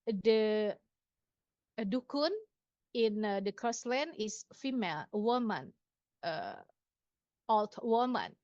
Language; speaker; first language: English; non-native, local second language; Indonesian